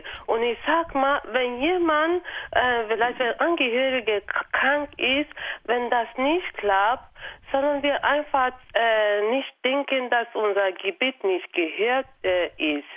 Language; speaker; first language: German; non-native, fluent; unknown